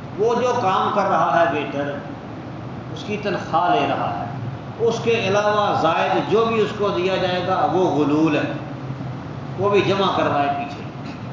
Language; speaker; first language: Urdu; non-native, local second language; Punjabi